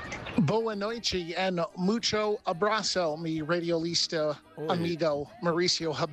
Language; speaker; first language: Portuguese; non-native, learner; English